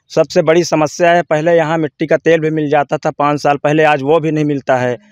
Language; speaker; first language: Hindi; native; Hindi